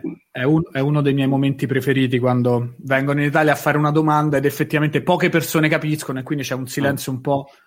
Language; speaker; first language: Italian; native; Italian